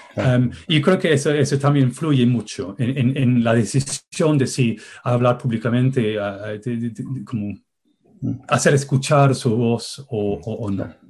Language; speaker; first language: Spanish; non-native, fluent; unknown